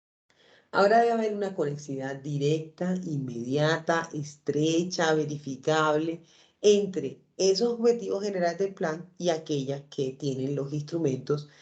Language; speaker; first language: Spanish; native; Spanish